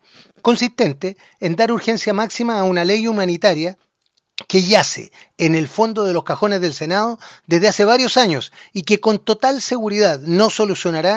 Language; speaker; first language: Spanish; native; Spanish